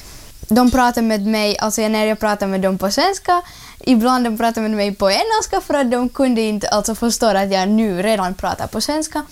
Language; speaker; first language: Swedish; non-native, learner; Russian